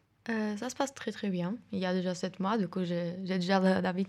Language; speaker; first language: French; non-native, fluent; Portuguese